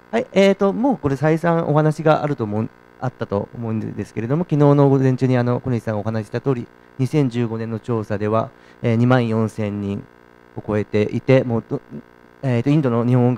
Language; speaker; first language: Japanese; native; Japanese